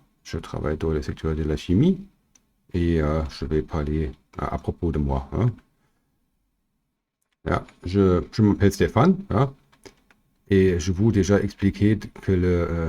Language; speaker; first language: French; non-native, fluent; German